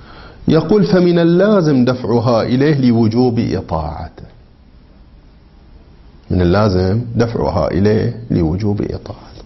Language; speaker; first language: Arabic; native; Arabic